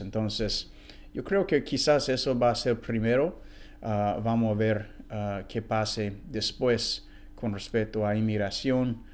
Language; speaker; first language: Spanish; non-native, fluent; English